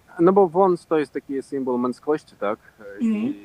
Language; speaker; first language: Polish; non-native, local second language; Russian